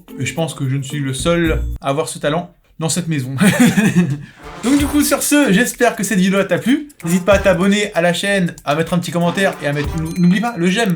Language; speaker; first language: French; native; French